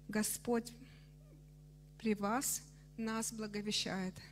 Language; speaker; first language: Russian; non-native, fluent; Romanian